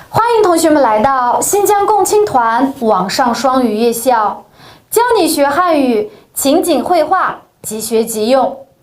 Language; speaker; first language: Chinese; non-native, local second language; Uyghur